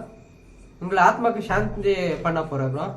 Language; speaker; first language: Tamil; non-native, local second language; Kannada